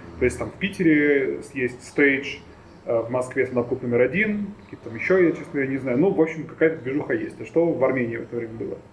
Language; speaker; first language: Russian; native; Russian